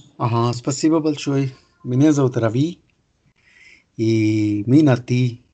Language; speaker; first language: Russian; non-native, fluent; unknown